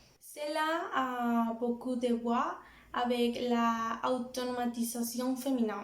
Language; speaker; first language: French; non-native, learner; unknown